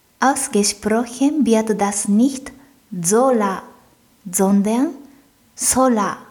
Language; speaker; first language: German; non-native, fluent; Japanese